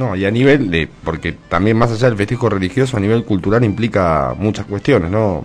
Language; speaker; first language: Spanish; native; Spanish